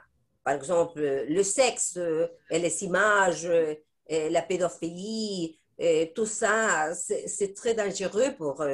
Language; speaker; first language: French; non-native, fluent; Spanish